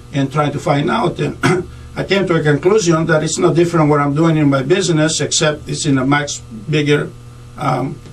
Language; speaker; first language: English; non-native, fluent; Greek